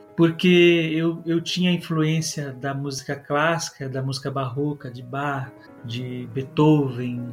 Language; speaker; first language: Portuguese; native; Portuguese